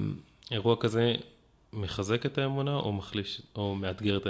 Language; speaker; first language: Hebrew; native; Hebrew